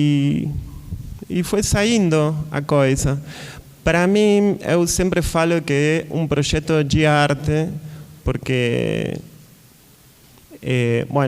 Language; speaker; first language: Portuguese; non-native, learner; Spanish